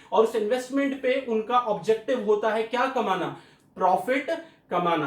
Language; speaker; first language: Hindi; native; Hindi